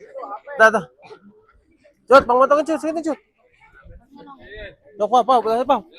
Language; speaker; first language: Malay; non-native, local second language; Sundanese